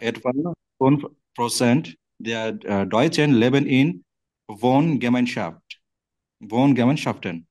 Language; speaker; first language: German; non-native, learner; Bangla